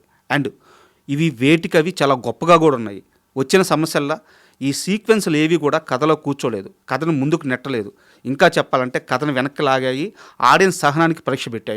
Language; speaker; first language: Telugu; native; Telugu